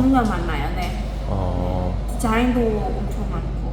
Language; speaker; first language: Korean; non-native, learner; Burmese